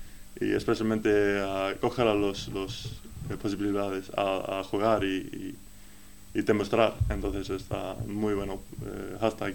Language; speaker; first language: Spanish; non-native, learner; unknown